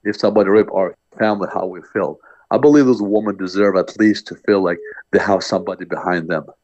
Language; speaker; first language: English; non-native, fluent; Albanian